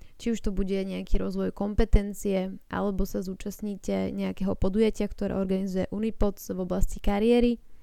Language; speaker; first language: Slovak; native; Slovak